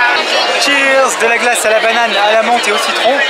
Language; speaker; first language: French; native; French